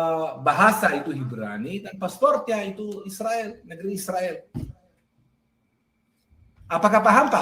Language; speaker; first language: Indonesian; non-native, fluent; Hebrew